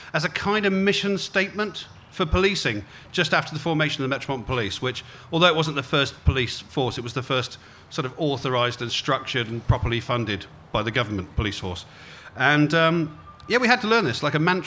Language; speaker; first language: English; native; English